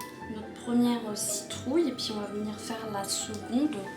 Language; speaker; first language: French; native; French